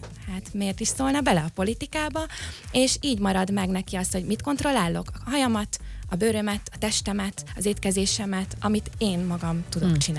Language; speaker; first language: Hungarian; native; Hungarian